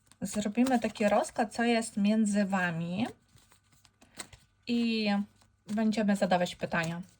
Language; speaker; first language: Polish; non-native, fluent; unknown